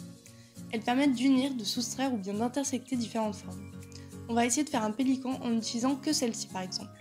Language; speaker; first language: French; native; French